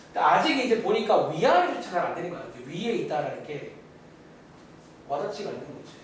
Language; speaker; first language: Korean; native; Korean